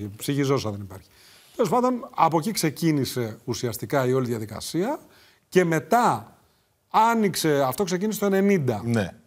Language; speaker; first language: Greek; native; Greek